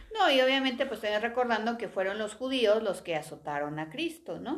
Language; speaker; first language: Spanish; native; Spanish